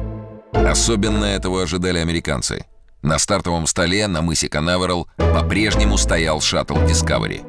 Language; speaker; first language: Russian; native; Russian